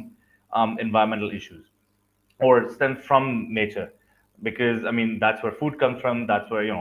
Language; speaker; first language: English; non-native, local second language; Urdu